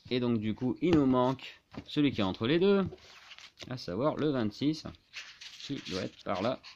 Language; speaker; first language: French; native; French